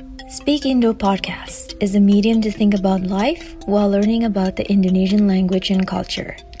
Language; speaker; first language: English; non-native, fluent; Indonesian